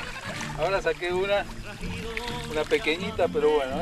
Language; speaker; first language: Spanish; native; Spanish